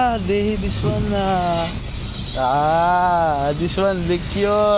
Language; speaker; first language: English; non-native, local second language; Filipino